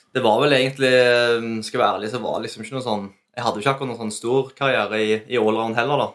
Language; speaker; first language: Norwegian; native; Norwegian